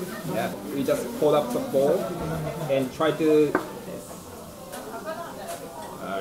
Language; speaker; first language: English; non-native, fluent; Japanese